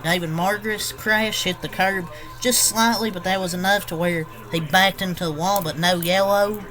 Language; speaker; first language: English; native; English